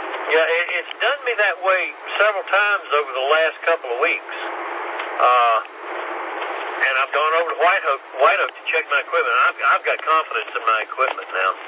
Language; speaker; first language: English; native; English